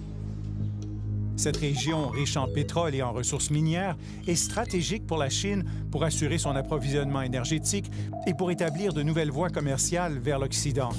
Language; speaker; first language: French; native; French